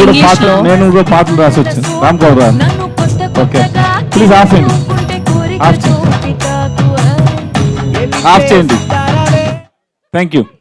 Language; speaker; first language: Telugu; non-native, learner; Tamil